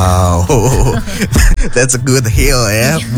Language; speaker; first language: English; non-native, learner; Indonesian